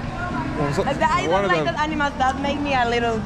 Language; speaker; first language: English; non-native, learner; Spanish